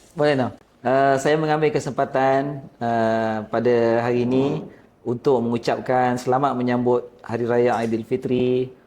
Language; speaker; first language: Malay; native; Malay